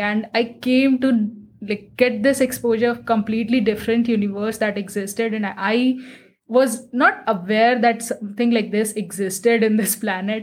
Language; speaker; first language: English; non-native, local second language; Hindi